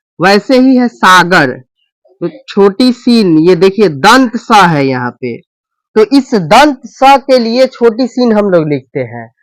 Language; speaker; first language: Hindi; native; Hindi